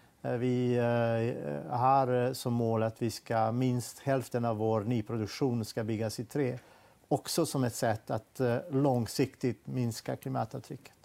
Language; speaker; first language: Swedish; non-native, fluent; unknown